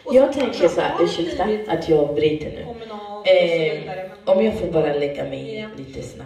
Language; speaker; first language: Swedish; native; Swedish